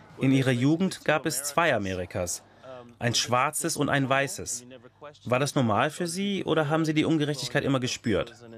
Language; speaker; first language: German; non-native, fluent; English